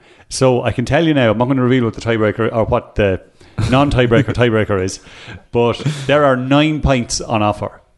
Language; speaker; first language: English; native; English